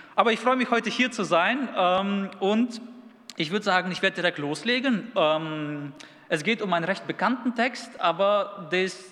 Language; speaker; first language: German; early bilingual, other home language; Russian